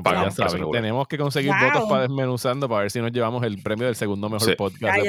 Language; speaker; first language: Spanish; native; Spanish